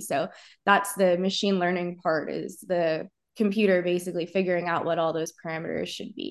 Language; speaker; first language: English; native; English